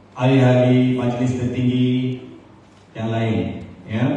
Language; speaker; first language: Malay; non-native, local second language; Tamil